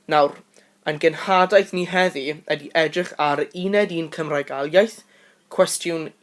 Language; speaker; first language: Welsh; non-native, local second language; English